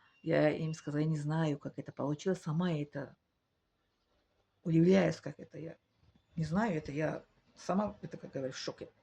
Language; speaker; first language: Russian; non-native, learner; Tajik